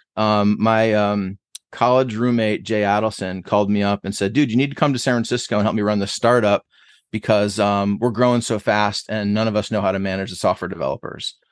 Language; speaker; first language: English; native; English